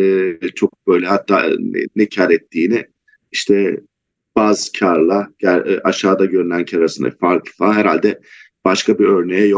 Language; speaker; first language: Turkish; native; Turkish